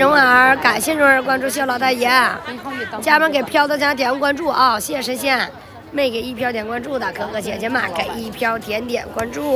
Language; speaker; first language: Chinese; native; Chinese